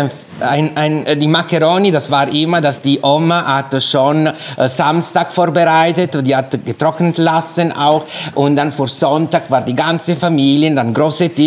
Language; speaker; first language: German; non-native, fluent; Italian